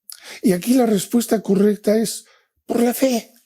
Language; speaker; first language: Spanish; native; Spanish